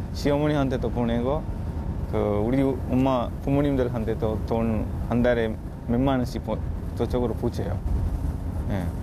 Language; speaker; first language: Korean; non-native, fluent; Sinhala